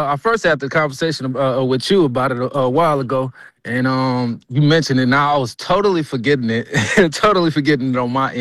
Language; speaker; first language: English; native; English